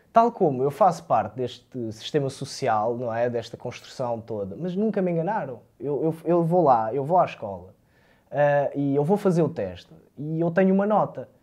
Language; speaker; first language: Portuguese; early bilingual, other home language; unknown